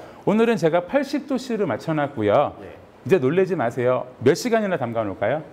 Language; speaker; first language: Korean; native; Korean